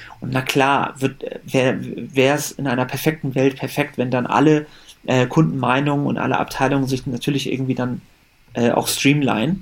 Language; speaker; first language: German; early bilingual, other home language; Persian